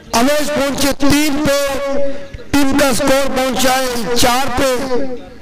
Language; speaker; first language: Hindi; non-native, local second language; Marathi